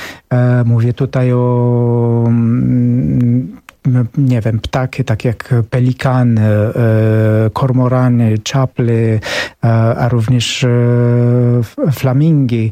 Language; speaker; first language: Polish; non-native, fluent; Romanian